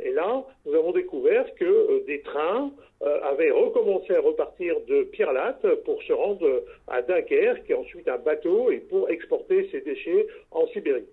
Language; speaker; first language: French; native; French